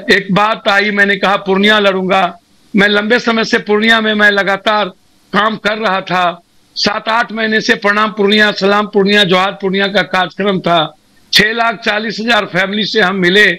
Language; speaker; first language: Hindi; native; Hindi